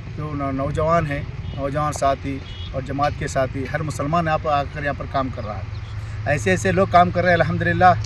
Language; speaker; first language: Hindi; non-native, local second language; Urdu